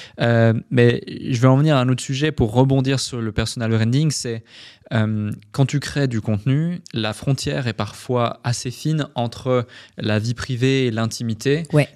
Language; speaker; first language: French; native; French